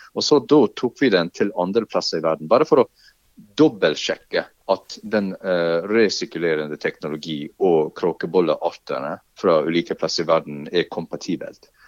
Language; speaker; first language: Norwegian; non-native, fluent; English